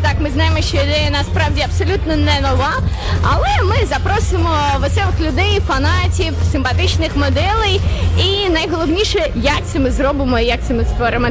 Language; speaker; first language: Ukrainian; native; Ukrainian